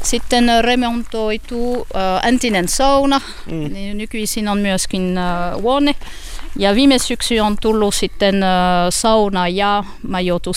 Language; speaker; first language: Finnish; non-native, learner; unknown